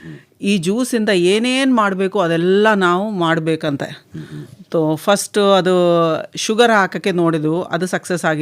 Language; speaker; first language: Kannada; non-native, local second language; Malayalam